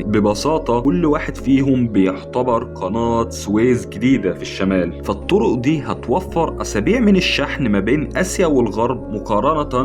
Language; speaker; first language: Arabic; native; Arabic